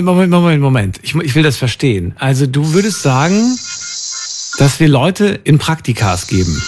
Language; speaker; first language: German; native; German